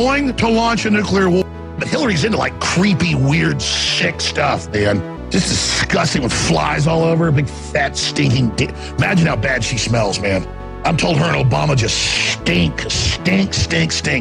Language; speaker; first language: English; native; English